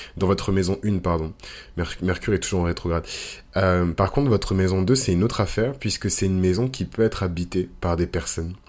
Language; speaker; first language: French; early bilingual, other home language; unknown